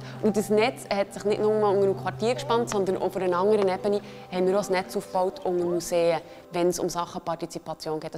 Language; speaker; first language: German; native; German